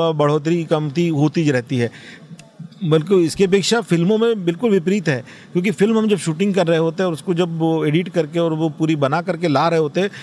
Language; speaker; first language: Hindi; non-native, local second language; Marathi